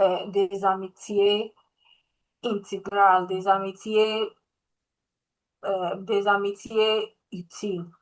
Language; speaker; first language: French; non-native, learner; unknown